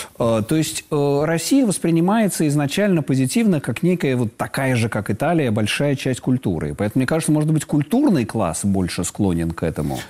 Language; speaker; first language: Russian; native; Russian